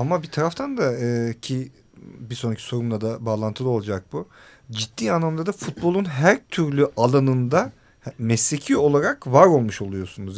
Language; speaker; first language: Turkish; native; Turkish